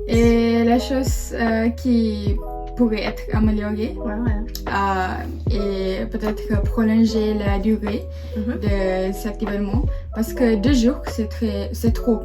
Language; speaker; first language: French; non-native, fluent; Malay